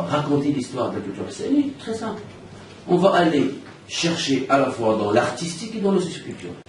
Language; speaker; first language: French; non-native, local second language; Arabic